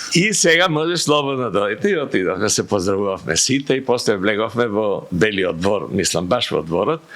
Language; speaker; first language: Macedonian; native; Macedonian